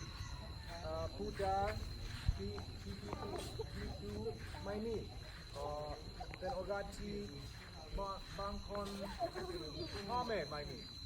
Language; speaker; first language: Thai; non-native, learner; English